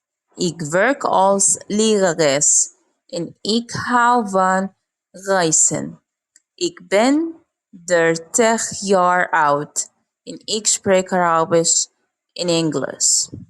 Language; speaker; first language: Dutch; non-native, learner; Arabic